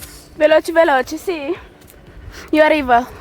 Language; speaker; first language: Italian; non-native, learner; Malagasy